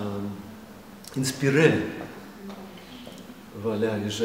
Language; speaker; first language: French; non-native, fluent; Russian